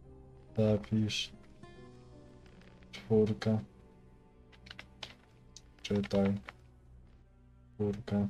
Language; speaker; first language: Polish; native; Polish